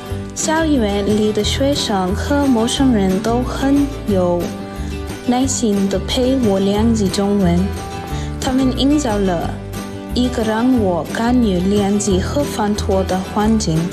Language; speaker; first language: Chinese; non-native, fluent; English